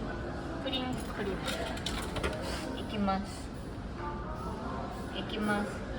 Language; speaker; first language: Japanese; non-native, fluent; Korean